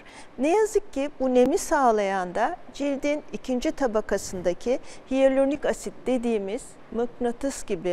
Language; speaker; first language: Turkish; native; Turkish